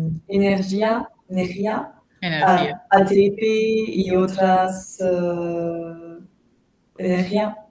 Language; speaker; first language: Spanish; non-native, learner; French